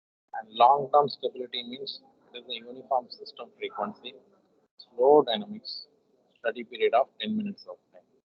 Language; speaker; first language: English; non-native, local second language; Tamil